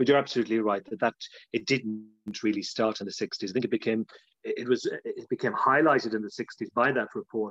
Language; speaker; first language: English; native; English